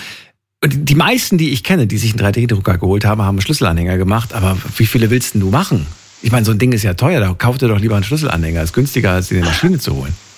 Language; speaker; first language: German; native; German